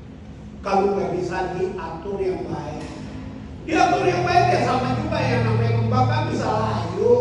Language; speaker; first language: Indonesian; native; Indonesian